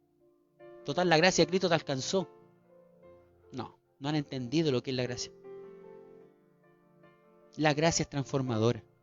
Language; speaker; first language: Spanish; native; Spanish